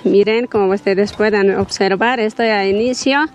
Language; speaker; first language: Spanish; native; Spanish